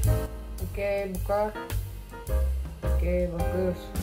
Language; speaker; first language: Indonesian; non-native, learner; Russian